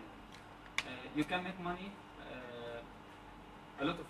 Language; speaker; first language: English; non-native, learner; Arabic